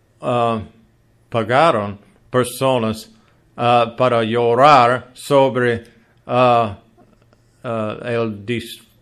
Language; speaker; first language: Spanish; non-native, learner; English